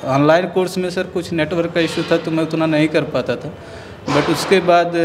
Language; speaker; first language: Hindi; native; Hindi